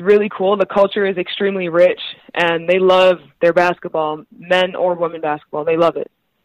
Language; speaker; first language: English; native; English